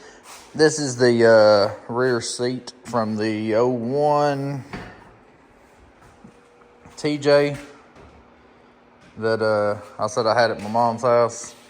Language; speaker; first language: English; native; English